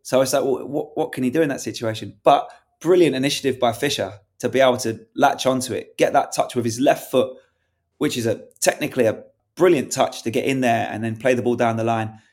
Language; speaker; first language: English; native; English